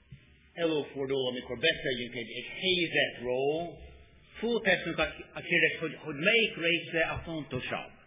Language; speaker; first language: Hungarian; non-native, learner; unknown